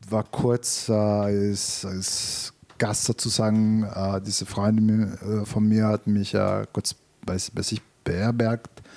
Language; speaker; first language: German; non-native, fluent; Italian